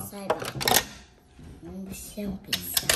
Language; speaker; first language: Chinese; early bilingual, heritage; Chinese